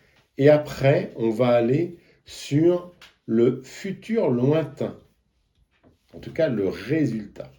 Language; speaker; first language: French; native; French